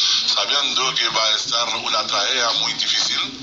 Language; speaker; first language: Spanish; non-native, fluent; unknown